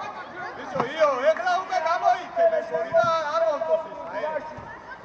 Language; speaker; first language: Georgian; native; Georgian